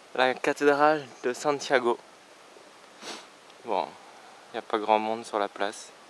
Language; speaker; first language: French; native; French